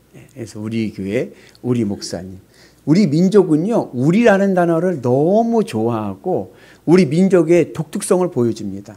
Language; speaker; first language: Korean; native; Korean